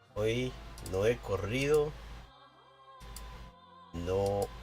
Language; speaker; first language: Spanish; non-native, fluent; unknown